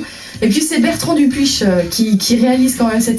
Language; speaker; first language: French; native; French